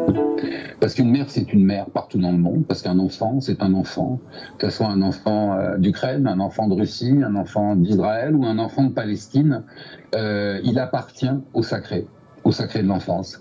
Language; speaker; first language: French; native; French